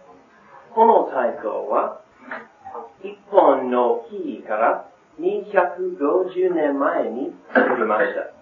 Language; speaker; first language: Japanese; non-native, learner; English